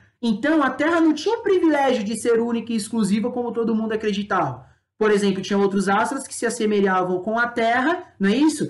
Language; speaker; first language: Portuguese; native; Portuguese